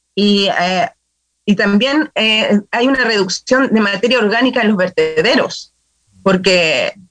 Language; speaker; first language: Spanish; native; Spanish